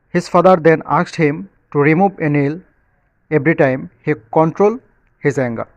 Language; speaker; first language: English; non-native, local second language; Bangla